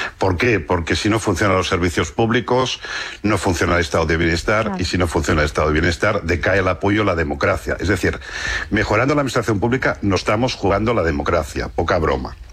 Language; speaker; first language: Spanish; non-native, local second language; Catalan